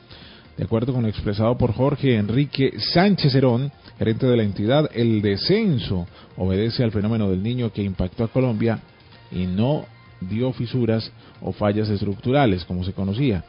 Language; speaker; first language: Spanish; native; Spanish